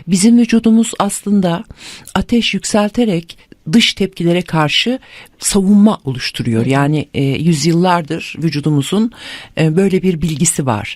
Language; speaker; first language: Turkish; native; Turkish